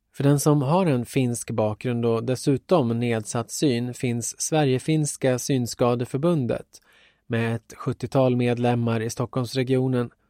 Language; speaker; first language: Swedish; native; Swedish